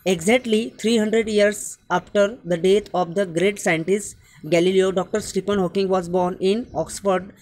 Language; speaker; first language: English; non-native, local second language; Marathi